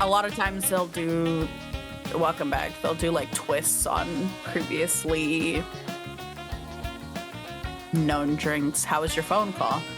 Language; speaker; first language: English; native; English